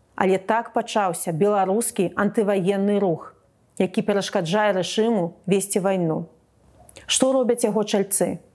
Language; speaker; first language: Belarusian; native; Belarusian